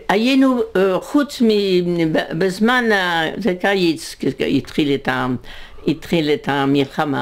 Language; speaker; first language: Hebrew; non-native, fluent; French